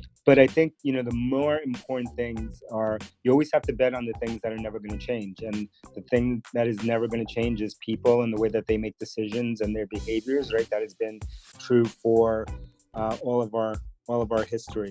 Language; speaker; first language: English; early bilingual, other home language; Spanish